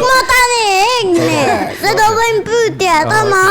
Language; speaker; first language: Albanian; early bilingual, heritage; Albanian